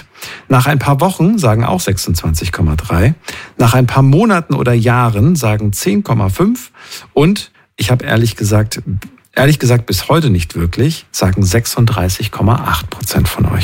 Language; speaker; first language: German; native; German